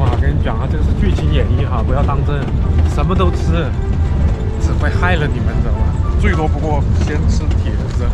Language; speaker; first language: Chinese; native; Chinese